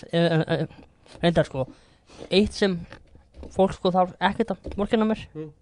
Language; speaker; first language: Icelandic; native; Icelandic